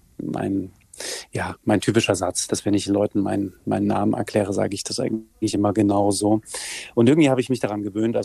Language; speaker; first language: German; native; German